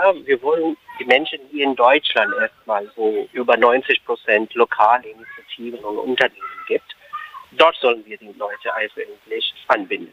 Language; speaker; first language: German; non-native, fluent; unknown